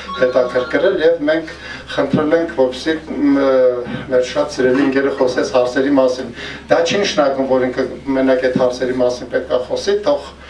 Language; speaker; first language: Armenian; native; Armenian